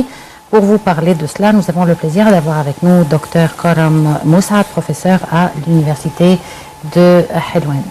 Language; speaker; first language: French; non-native, fluent; Arabic